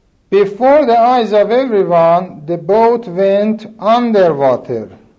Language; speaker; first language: English; non-native, fluent; Persian